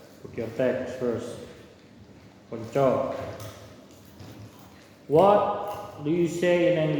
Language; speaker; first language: English; non-native, local second language; Indonesian